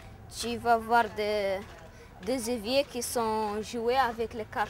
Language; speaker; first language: French; non-native, learner; Arabic